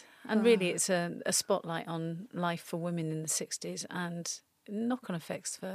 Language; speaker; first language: English; native; English